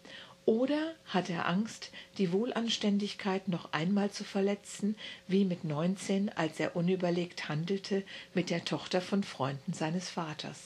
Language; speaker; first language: German; native; German